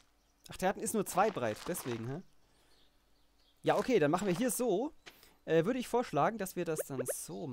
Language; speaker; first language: German; native; German